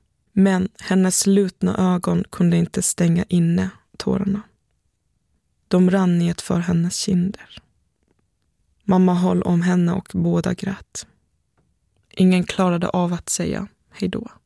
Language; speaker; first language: Swedish; early bilingual, other home language; Persian